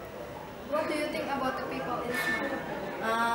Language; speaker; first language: English; non-native, learner; Indonesian